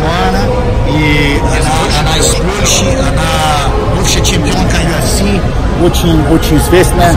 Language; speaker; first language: Russian; non-native, learner; Portuguese